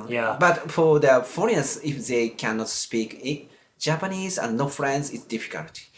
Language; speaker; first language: English; non-native, learner; Japanese